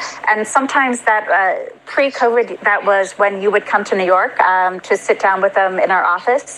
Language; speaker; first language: English; native; English